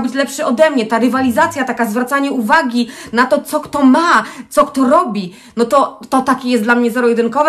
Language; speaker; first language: Polish; native; Polish